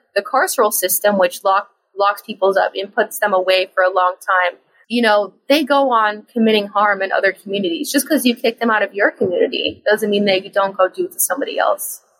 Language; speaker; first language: English; native; English